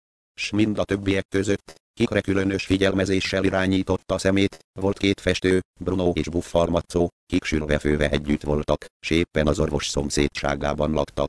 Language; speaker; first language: Hungarian; native; Hungarian